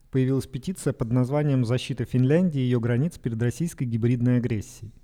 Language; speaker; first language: Russian; native; Russian